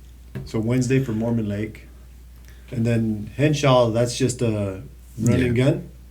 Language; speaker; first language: English; native; English